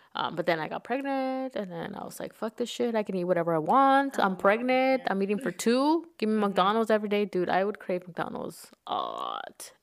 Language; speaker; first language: English; early bilingual, other home language; Spanish